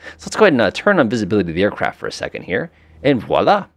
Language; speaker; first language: English; native; English